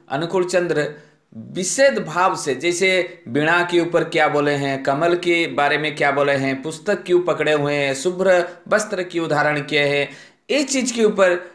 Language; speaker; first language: Hindi; non-native, local second language; Odia